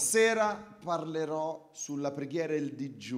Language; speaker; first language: Italian; native; Italian